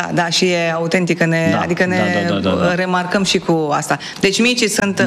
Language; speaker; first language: Romanian; native; Romanian